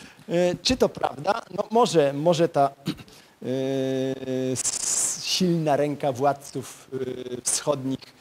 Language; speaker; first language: Polish; native; Polish